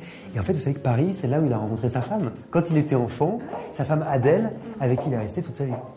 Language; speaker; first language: French; native; French